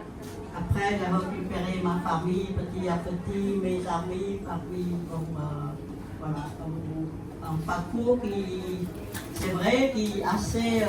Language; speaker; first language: French; non-native, fluent; Khmer